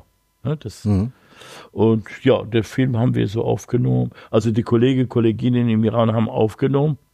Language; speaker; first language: German; non-native, learner; Persian